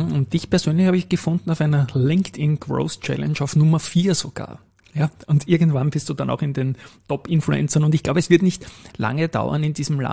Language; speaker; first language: German; native; German